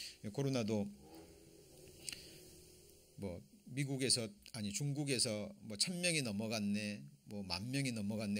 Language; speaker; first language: Korean; native; Korean